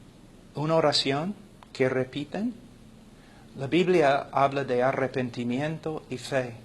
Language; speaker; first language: Spanish; non-native, fluent; English